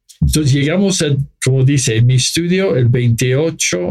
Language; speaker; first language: Spanish; non-native, fluent; English